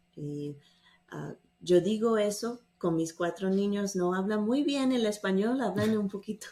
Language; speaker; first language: Spanish; non-native, fluent; English